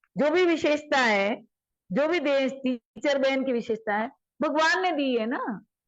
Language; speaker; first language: Hindi; native; Hindi